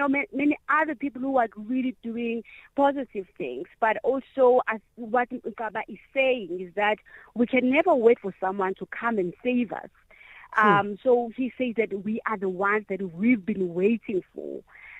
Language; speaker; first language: English; non-native, local second language; Zulu